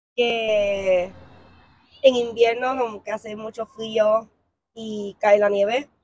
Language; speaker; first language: Spanish; native; Spanish